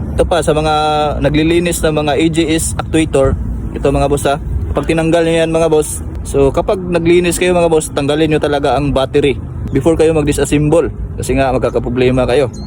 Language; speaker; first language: Filipino; native; Filipino